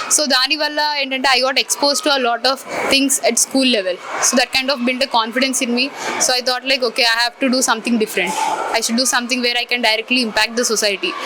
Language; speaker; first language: English; non-native, local second language; Telugu